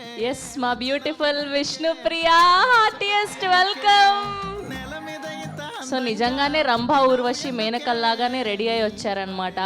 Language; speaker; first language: Telugu; native; Telugu